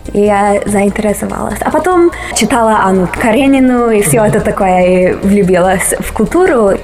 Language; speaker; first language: Russian; non-native, fluent; English